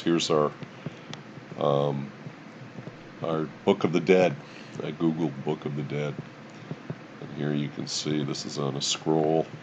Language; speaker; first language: English; native; English